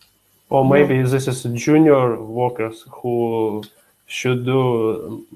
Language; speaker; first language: English; non-native, learner; Russian